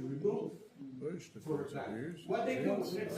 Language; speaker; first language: English; non-native, learner; Spanish